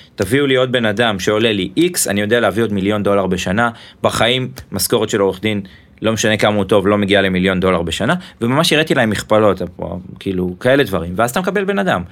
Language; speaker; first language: Hebrew; native; Hebrew